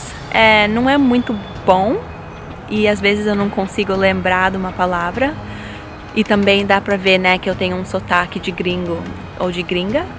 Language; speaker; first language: Portuguese; early bilingual, heritage; Portuguese